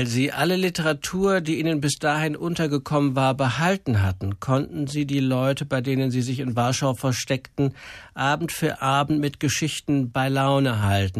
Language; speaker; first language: German; native; German